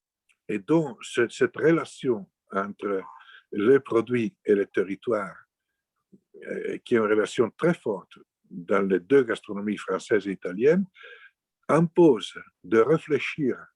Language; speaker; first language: French; non-native, fluent; Italian